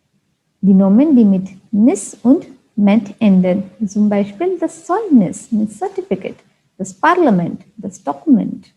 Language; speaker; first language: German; non-native, fluent; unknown